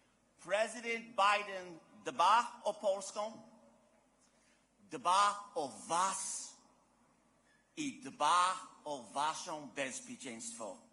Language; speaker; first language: Polish; early bilingual, heritage; English